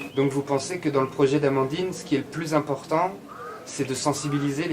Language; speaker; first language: French; native; French